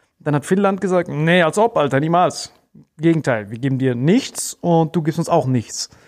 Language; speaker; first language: German; native; German